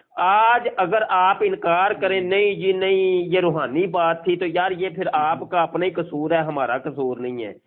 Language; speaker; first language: Urdu; non-native, local second language; Punjabi